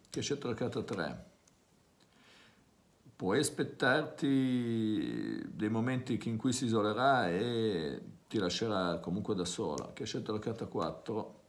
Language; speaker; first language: Italian; native; Italian